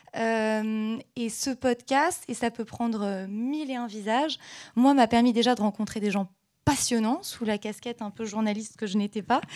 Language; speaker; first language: French; native; French